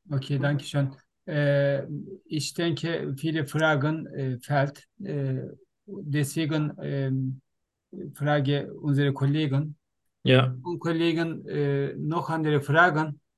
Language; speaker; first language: German; non-native, learner; Turkish